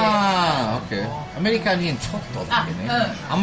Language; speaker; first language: Japanese; non-native, learner; English